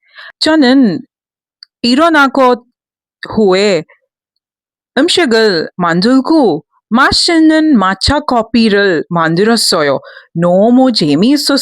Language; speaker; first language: Korean; non-native, learner; Telugu